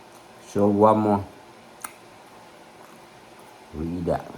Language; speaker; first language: English; non-native, learner; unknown